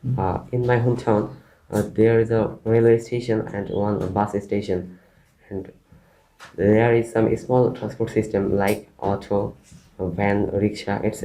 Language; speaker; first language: English; non-native, learner; Bangla